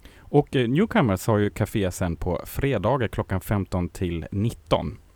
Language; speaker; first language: Swedish; non-native, fluent; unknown